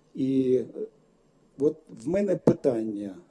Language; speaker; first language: Ukrainian; non-native, fluent; Lithuanian